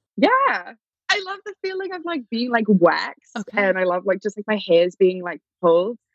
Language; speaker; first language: English; native; English